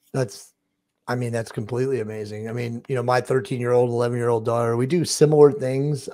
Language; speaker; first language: English; native; English